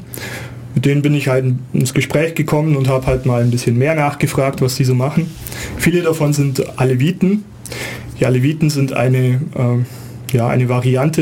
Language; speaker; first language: German; native; German